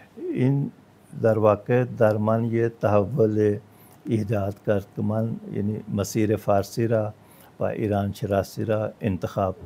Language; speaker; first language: Persian; non-native, fluent; Punjabi